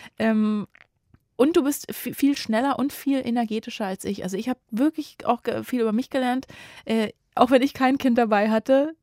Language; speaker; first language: German; native; German